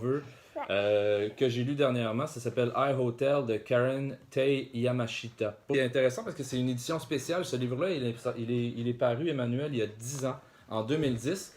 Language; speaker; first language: French; native; French